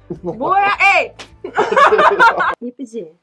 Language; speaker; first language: Korean; non-native, learner; English